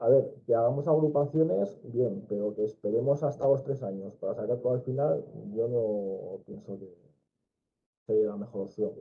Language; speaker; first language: Spanish; native; Spanish